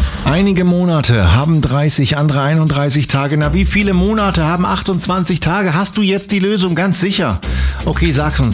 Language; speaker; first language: German; native; German